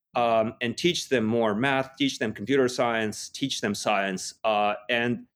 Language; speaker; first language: English; non-native, fluent; Russian